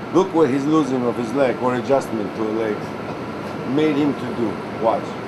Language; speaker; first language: English; non-native, fluent; Armenian